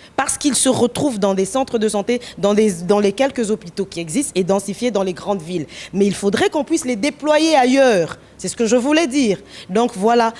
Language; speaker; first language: French; non-native, local second language; Lingala